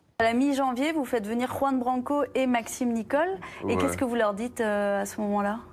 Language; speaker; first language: French; native; French